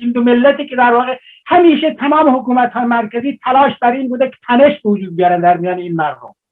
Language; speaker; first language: Persian; non-native, local second language; Baluchi